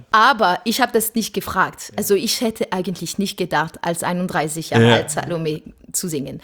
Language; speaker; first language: German; non-native, fluent; French